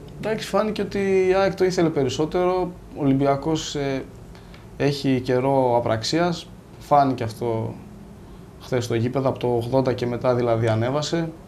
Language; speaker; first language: Greek; native; Greek